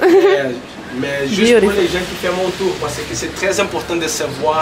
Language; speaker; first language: French; non-native, learner; Portuguese